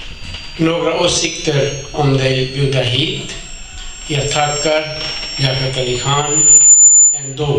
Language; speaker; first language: Swedish; non-native, learner; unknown